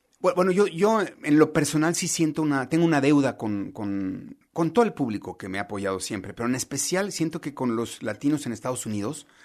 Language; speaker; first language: Spanish; native; Spanish